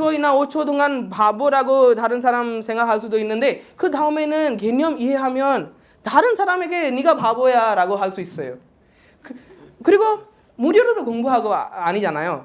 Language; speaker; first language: Korean; non-native, fluent; Odia